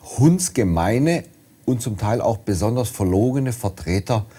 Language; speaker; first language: German; native; German